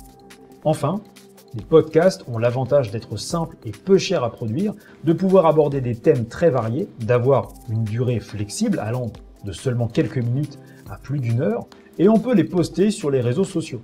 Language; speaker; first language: French; native; French